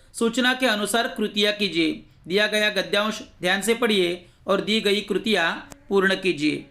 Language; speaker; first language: Hindi; non-native, local second language; Marathi